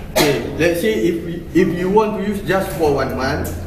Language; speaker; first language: English; non-native, local second language; Malay